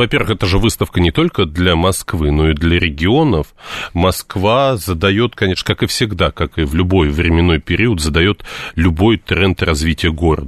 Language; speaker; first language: Russian; native; Russian